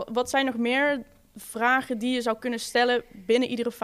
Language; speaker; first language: Dutch; native; Dutch